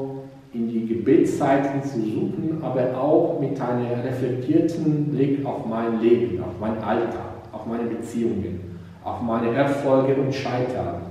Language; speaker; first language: German; non-native, fluent; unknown